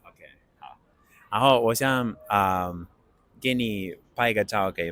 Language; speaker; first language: Chinese; non-native, learner; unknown